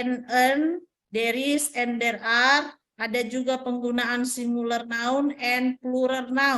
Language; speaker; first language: English; non-native, learner; Indonesian